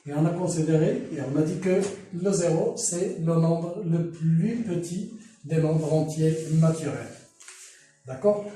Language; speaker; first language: French; non-native, local second language; Arabic